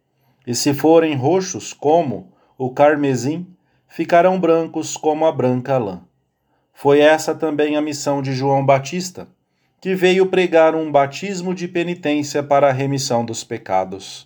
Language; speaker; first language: Portuguese; native; Portuguese